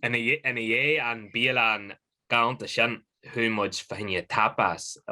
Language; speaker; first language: Irish; non-native, local second language; English